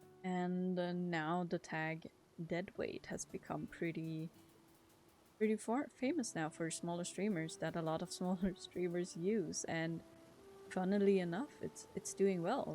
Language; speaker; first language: English; non-native, fluent; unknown